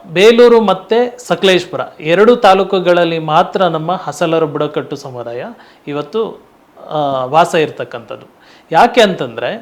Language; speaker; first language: Kannada; non-native, local second language; Tulu